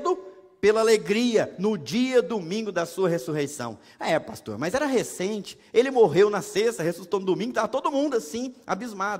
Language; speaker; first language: Portuguese; native; Portuguese